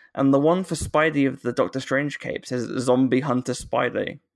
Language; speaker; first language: English; native; English